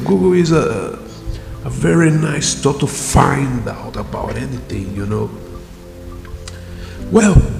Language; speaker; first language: English; non-native, fluent; Portuguese